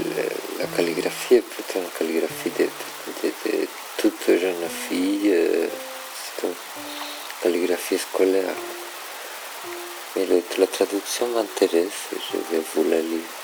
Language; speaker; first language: French; non-native, fluent; Spanish